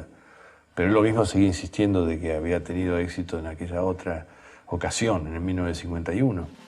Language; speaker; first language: Spanish; native; Spanish